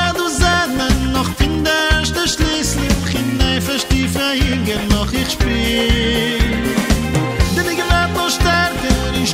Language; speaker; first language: English; native; English